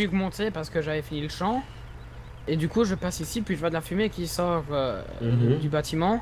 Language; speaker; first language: French; native; French